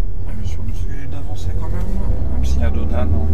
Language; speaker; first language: French; native; French